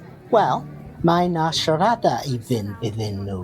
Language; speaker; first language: Welsh; non-native, learner; English